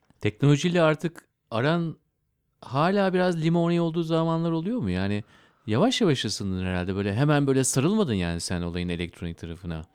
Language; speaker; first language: Turkish; native; Turkish